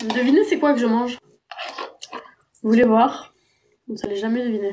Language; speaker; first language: French; non-native, local second language; Arabic